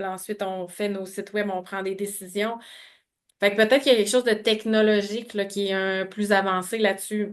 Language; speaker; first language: French; native; French